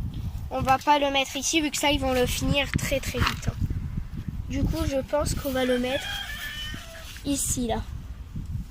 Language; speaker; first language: French; native; French